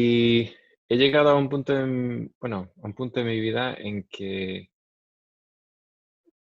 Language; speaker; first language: Spanish; non-native, fluent; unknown